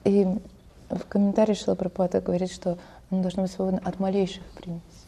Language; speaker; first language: Russian; native; Russian